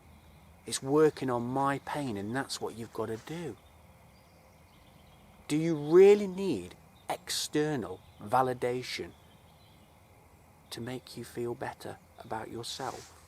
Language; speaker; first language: English; native; English